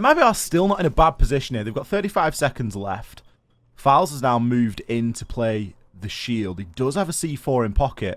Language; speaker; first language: English; native; English